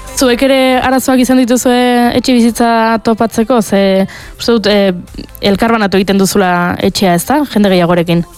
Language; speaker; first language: Basque; native; Basque